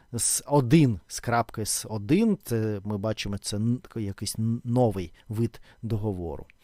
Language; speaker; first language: Ukrainian; non-native, local second language; Russian